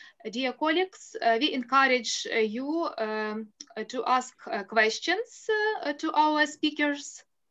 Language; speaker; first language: English; non-native, fluent; Ukrainian